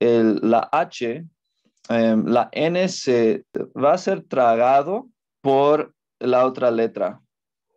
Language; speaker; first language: Spanish; non-native, fluent; English